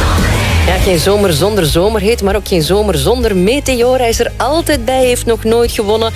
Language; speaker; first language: Dutch; native; Dutch